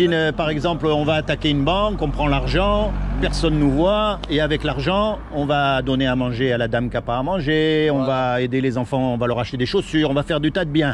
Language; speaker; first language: French; native; French